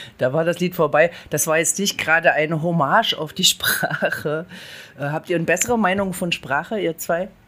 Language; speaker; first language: German; native; German